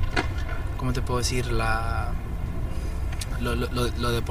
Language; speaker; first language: Spanish; early bilingual, heritage; Spanish